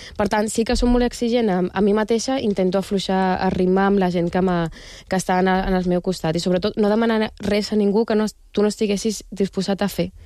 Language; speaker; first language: Catalan; native; Catalan